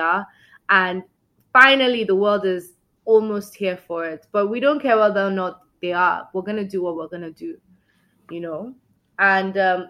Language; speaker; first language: English; non-native, local second language; Yoruba